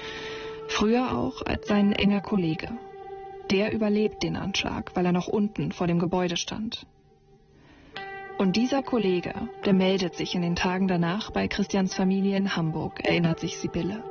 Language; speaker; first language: German; native; German